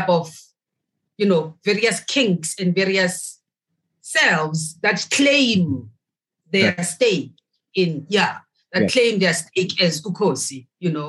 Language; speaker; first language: English; non-native, local second language; Zulu